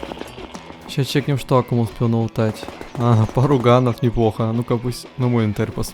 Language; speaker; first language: Russian; native; Russian